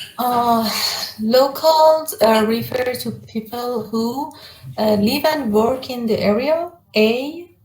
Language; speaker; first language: English; non-native, learner; Persian